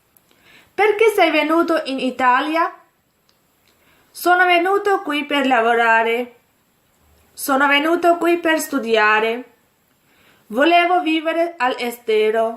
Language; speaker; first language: Italian; non-native, fluent; Urdu